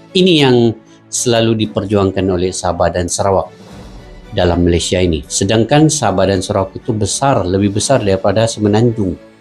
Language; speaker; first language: Malay; native; Malay